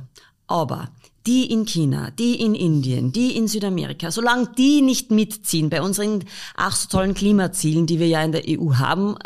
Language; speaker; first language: German; native; German